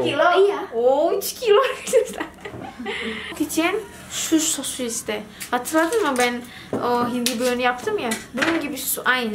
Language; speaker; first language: Turkish; non-native, learner; Indonesian